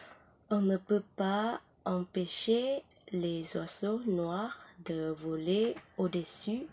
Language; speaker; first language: French; non-native, learner; Thai